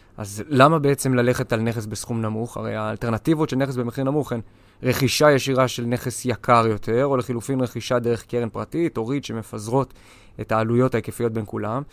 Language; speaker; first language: Hebrew; native; Hebrew